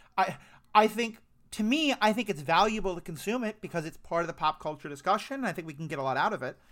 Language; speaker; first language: English; native; English